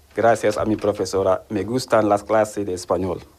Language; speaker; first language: Spanish; non-native, learner; Wolof